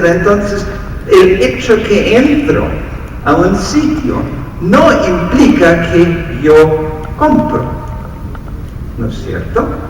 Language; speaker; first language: Spanish; non-native, fluent; English